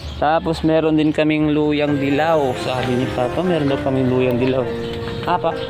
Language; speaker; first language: Filipino; non-native, local second language; Cebuano